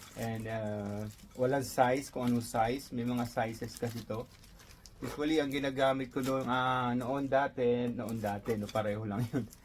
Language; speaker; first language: Filipino; native; Filipino